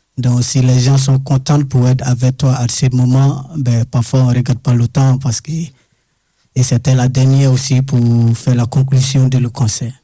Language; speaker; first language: French; non-native, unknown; English